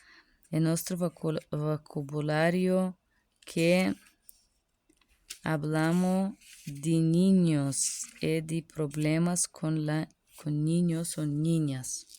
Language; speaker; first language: Spanish; non-native, learner; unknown